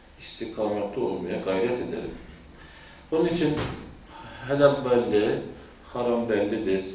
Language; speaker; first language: Turkish; native; Turkish